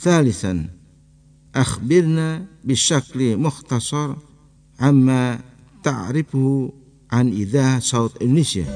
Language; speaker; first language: Arabic; non-native, fluent; Indonesian